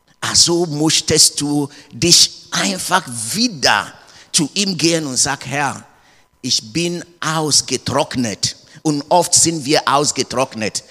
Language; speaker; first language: German; non-native, learner; English